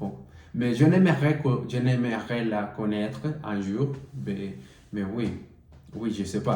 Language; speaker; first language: French; non-native, learner; Spanish